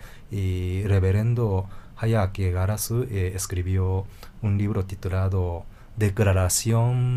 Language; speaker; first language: Spanish; non-native, fluent; Japanese